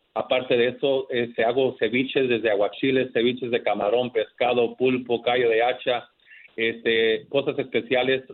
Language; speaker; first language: Spanish; early bilingual, heritage; Spanish